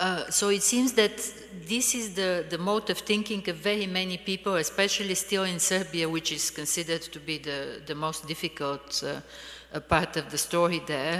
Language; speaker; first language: English; non-native, fluent; Bulgarian